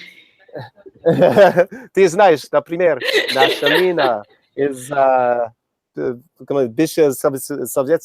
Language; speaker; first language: Russian; non-native, learner; English